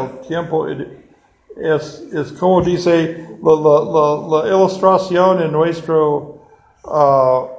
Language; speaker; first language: Spanish; non-native, fluent; English